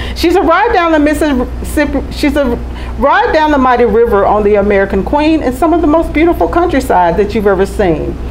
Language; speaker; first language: English; native; English